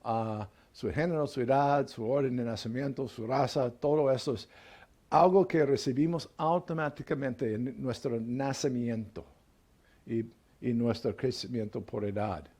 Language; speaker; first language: Spanish; non-native, fluent; English